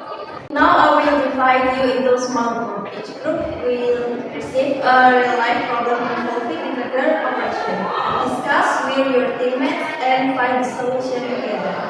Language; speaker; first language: English; non-native, learner; Indonesian